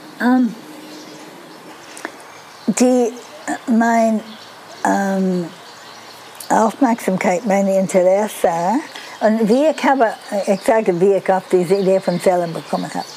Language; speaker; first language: German; non-native, learner; English